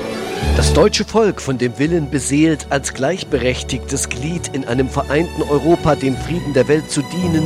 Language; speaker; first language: German; native; German